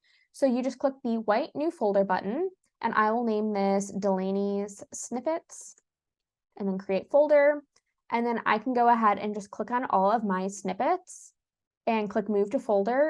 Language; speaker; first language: English; native; English